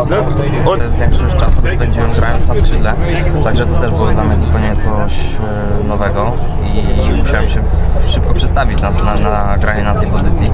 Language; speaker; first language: Polish; native; Polish